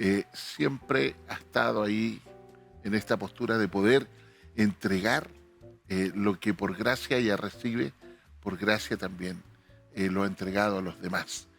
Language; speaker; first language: Spanish; native; Spanish